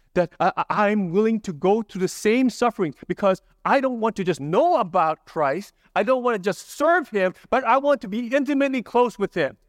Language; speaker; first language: English; native; English